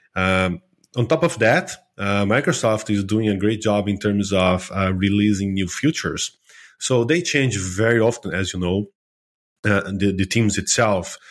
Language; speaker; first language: English; non-native, fluent; Portuguese